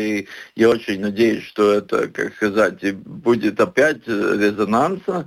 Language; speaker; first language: Russian; non-native, local second language; Latvian